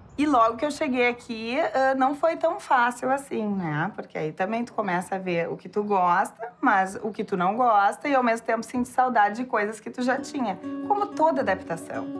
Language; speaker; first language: Portuguese; non-native, fluent; Spanish